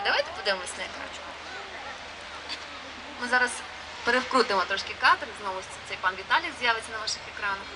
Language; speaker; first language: Ukrainian; native; Ukrainian